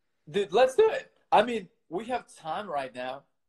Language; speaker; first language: English; early bilingual, other home language; Spanish